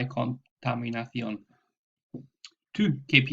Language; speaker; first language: Spanish; non-native, fluent; English